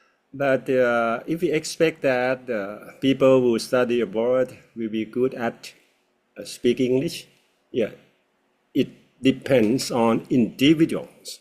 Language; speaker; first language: English; non-native, fluent; Thai